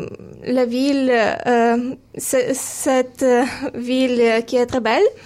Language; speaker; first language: French; non-native, fluent; Ukrainian